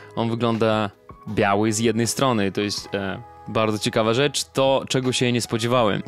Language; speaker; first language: Polish; non-native, fluent; Russian